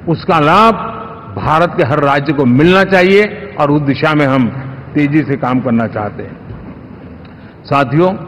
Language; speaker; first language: Hindi; non-native, local second language; Gujarati